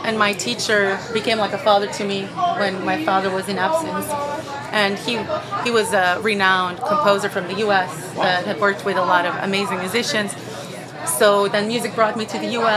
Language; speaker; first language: English; non-native, fluent; Bosnian